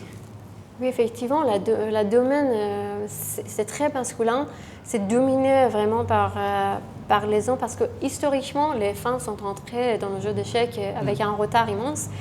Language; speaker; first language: French; non-native, fluent; Persian